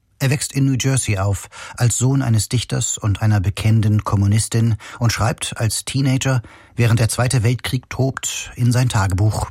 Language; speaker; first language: German; native; German